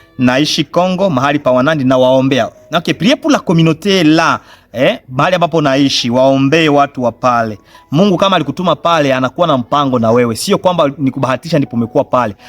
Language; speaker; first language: Swahili; native; Swahili